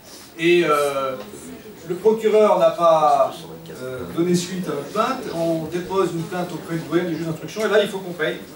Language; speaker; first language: French; native; French